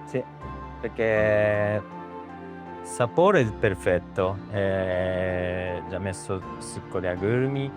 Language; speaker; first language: Italian; non-native, learner; Japanese